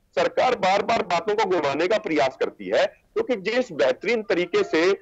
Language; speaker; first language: Hindi; native; Hindi